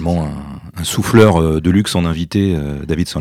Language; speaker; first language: French; native; French